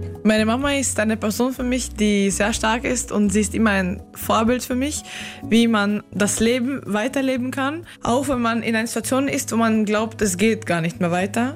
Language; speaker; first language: German; early bilingual, other home language; Ukrainian